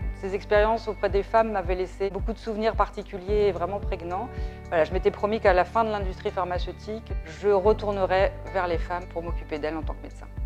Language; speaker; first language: French; native; French